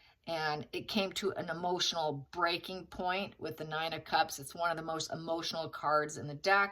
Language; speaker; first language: English; native; English